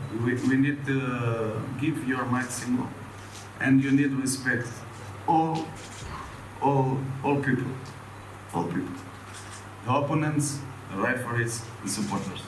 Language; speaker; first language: English; non-native, learner; Portuguese